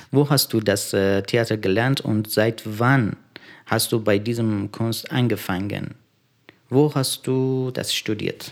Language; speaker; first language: German; non-native, learner; Persian